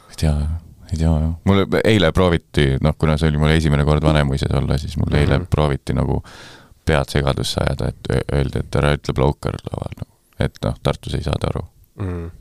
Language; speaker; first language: Estonian; native; Estonian